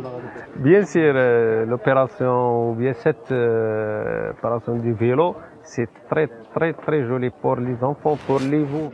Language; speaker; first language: French; non-native, learner; Arabic